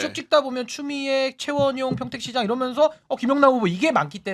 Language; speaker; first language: Korean; native; Korean